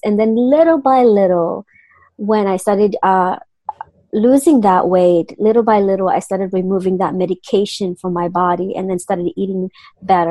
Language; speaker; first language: English; non-native, fluent; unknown